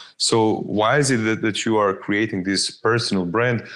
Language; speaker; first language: English; non-native, fluent; Croatian